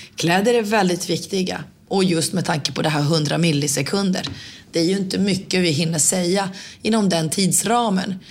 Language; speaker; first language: Swedish; early bilingual, other home language; Finnish